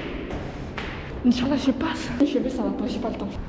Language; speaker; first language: French; native; French